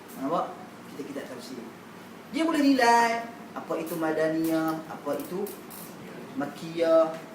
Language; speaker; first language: Malay; native; Malay